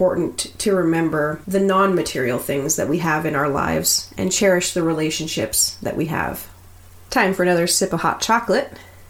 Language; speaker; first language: English; native; English